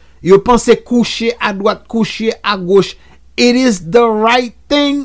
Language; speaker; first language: English; non-native, fluent; Haitian Creole